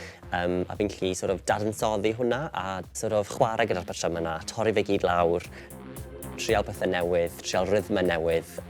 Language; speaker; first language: Welsh; native; Welsh